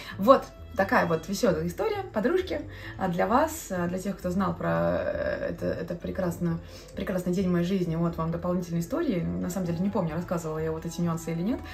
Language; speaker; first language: Russian; non-native, local second language; Latvian